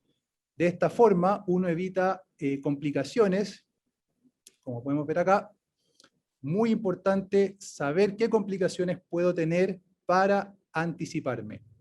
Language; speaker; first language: Spanish; native; Spanish